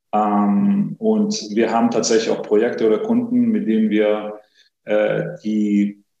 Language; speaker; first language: German; early bilingual, other home language; Greek